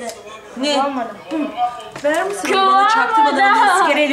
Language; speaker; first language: Turkish; native; Turkish